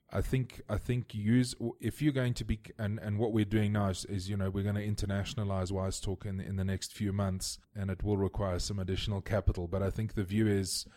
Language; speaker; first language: English; native; English